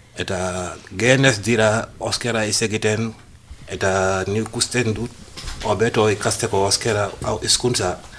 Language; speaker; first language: Basque; non-native, learner; Wolof